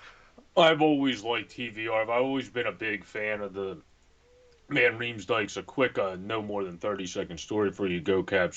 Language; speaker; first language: English; native; English